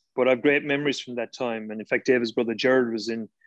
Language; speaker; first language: English; native; English